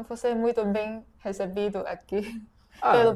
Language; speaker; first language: Portuguese; non-native, fluent; Chinese